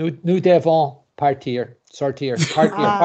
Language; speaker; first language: French; non-native, learner; English